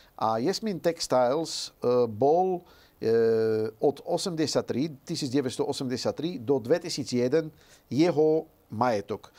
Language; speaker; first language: Slovak; non-native, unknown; Dutch